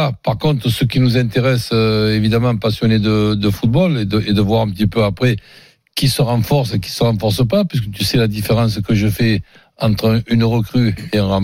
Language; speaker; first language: French; native; French